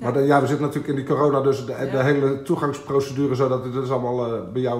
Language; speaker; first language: Dutch; native; Dutch